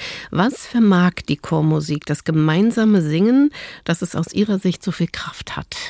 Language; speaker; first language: German; native; German